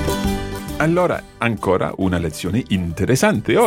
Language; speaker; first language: Italian; non-native, fluent; English